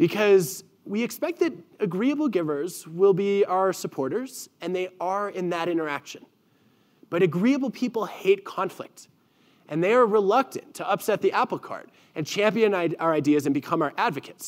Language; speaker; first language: English; native; English